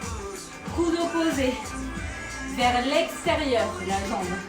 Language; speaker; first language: French; native; French